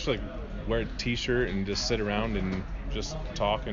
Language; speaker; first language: English; native; English